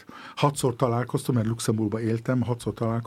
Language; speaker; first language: Hungarian; early bilingual, heritage; Hungarian